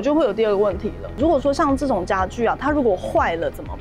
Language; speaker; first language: Chinese; native; Chinese